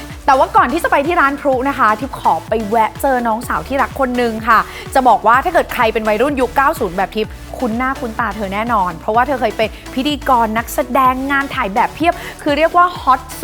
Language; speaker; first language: Thai; native; Thai